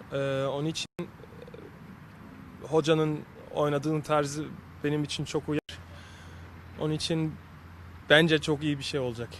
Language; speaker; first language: Turkish; early bilingual, heritage; Turkish